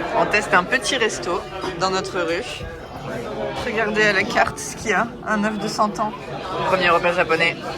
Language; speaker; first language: French; native; French